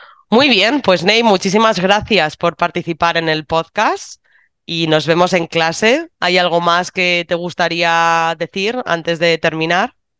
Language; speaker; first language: Spanish; native; Spanish